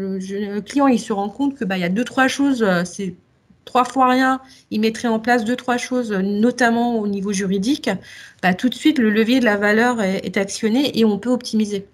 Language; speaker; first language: French; native; French